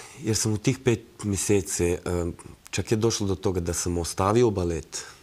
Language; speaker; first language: Croatian; non-native, fluent; Russian